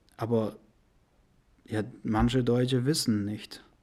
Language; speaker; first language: German; non-native, learner; Persian